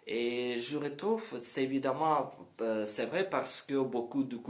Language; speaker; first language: French; non-native, learner; Ukrainian